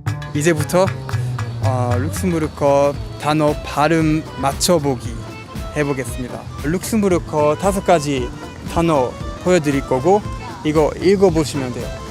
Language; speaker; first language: Korean; non-native, fluent; Luxembourgish